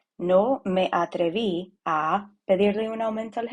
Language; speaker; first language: Spanish; non-native, fluent; English